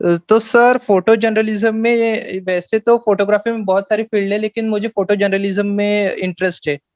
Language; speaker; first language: Hindi; non-native, local second language; Marathi